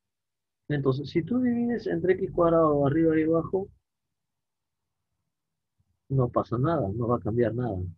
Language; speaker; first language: Spanish; native; Spanish